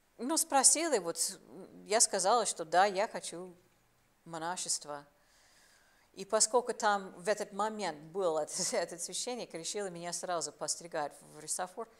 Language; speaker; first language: Russian; non-native, fluent; English